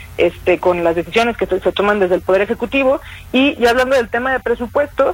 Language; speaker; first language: Spanish; native; Spanish